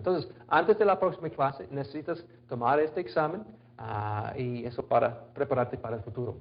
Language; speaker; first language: Spanish; non-native, fluent; English